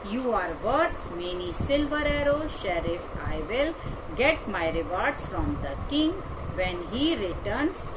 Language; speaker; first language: English; non-native, local second language; Hindi